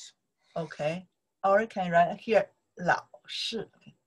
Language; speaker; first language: English; non-native, learner; Chinese